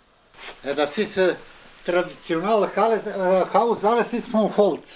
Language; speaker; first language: German; non-native, learner; Serbian